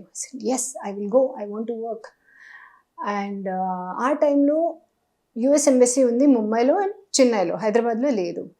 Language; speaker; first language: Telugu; non-native, learner; Hindi